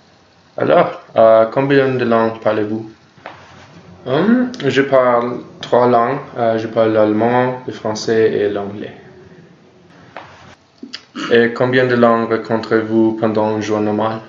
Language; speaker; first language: French; non-native, learner; English